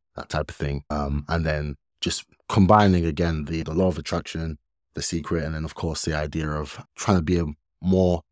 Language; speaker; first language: English; early bilingual, other home language; Yoruba